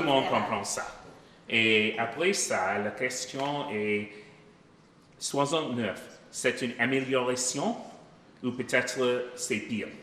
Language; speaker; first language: French; non-native, local second language; English